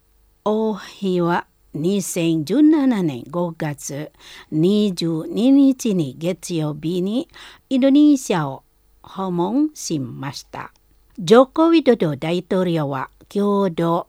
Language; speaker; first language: Japanese; non-native, fluent; Indonesian